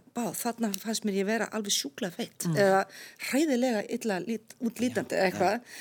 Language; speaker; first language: Icelandic; native; Icelandic